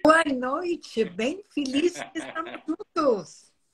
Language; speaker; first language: Portuguese; non-native, fluent; German